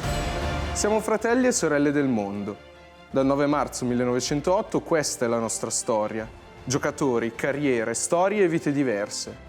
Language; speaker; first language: Italian; native; Italian